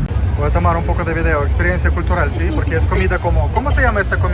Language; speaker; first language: Spanish; non-native, learner; Russian